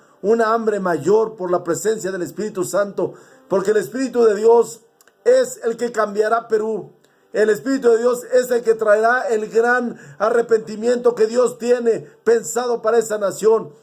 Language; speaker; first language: Spanish; native; Spanish